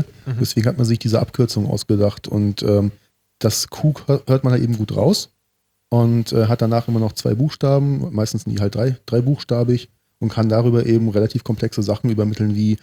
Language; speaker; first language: German; native; German